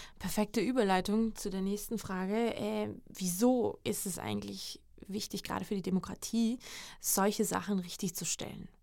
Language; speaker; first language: German; non-native, fluent; Georgian